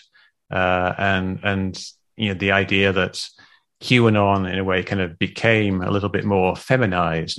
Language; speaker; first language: English; native; English